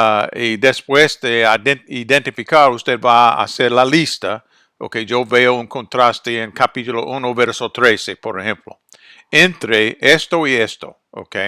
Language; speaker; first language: Spanish; non-native, fluent; English